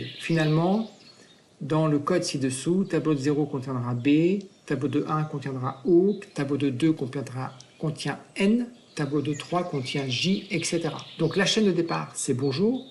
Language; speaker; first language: French; native; French